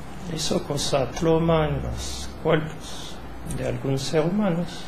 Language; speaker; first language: Spanish; non-native, learner; French